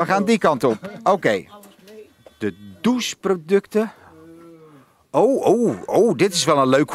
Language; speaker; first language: Dutch; native; Dutch